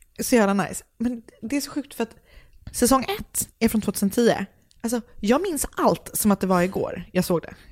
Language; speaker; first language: Swedish; native; Swedish